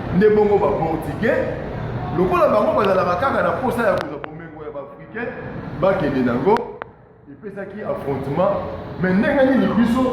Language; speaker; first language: Lingala; non-native, local second language; Kongo